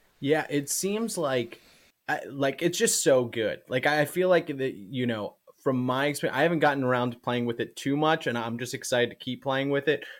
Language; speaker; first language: English; native; English